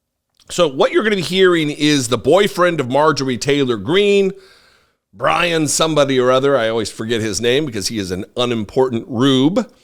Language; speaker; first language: English; native; English